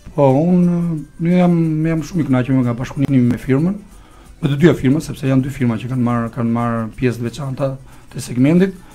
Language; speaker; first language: Albanian; native; Albanian